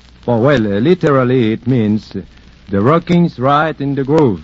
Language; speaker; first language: English; non-native, fluent; French